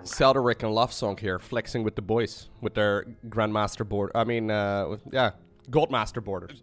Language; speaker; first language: English; non-native, fluent; Dutch